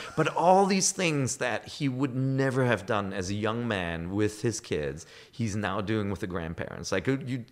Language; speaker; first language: English; non-native, fluent; German